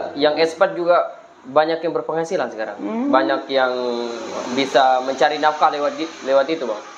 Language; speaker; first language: Indonesian; non-native, local second language; Sasak